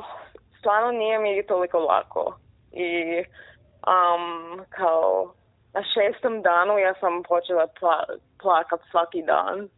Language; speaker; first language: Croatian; early bilingual, heritage; Croatian